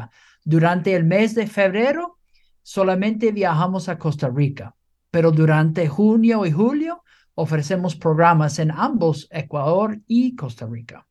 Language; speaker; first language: Spanish; non-native, fluent; English